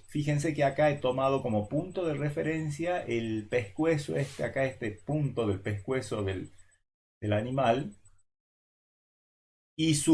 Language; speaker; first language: Spanish; native; Spanish